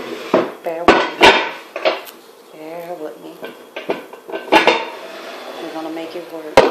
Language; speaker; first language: English; native; English